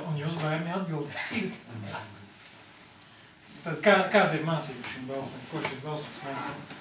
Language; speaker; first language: Latvian; native; Latvian